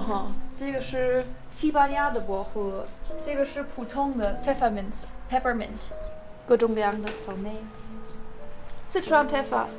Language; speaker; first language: Chinese; early bilingual, heritage; Chinese